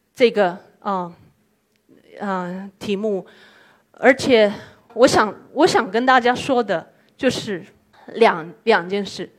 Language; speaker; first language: Chinese; non-native, fluent; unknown